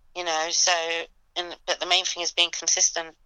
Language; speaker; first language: English; native; English